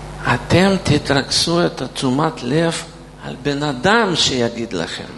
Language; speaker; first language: Hebrew; non-native, fluent; Russian